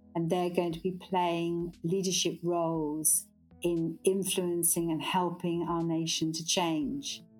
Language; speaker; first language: English; native; English